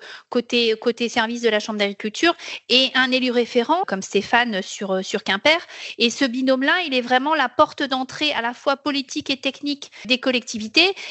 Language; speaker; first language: French; native; French